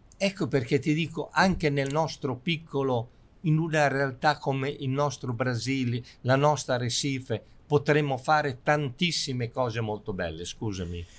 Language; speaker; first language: Italian; native; Italian